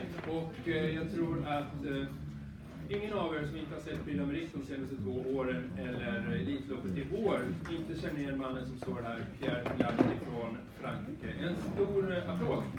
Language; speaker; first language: Swedish; native; Swedish